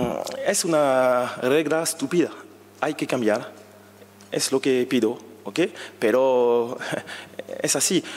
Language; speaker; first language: Spanish; non-native, learner; French